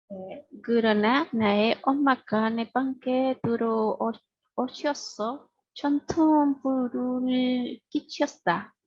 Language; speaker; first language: Korean; non-native, learner; Spanish